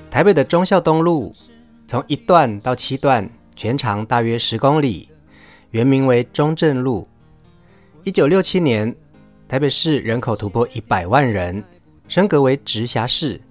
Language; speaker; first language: Chinese; native; Chinese